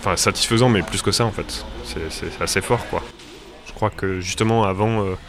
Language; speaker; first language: French; native; French